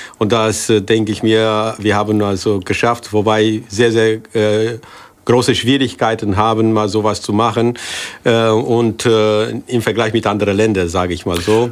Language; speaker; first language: German; non-native, fluent; Romanian